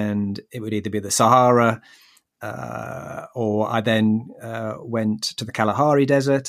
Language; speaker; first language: English; native; English